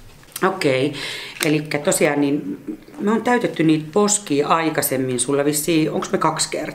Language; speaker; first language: Finnish; native; Finnish